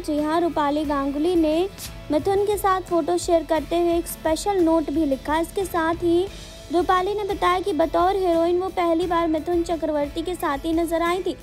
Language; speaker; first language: Hindi; native; Hindi